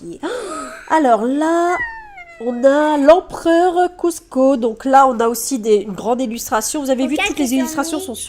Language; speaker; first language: French; native; French